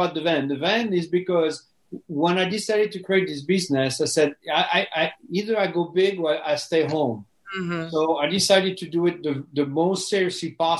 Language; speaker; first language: English; non-native, fluent; French